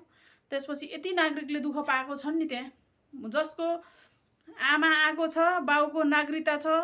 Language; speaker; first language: Nepali; native; Nepali